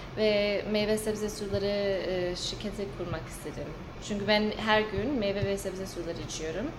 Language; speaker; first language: Turkish; early bilingual, heritage; English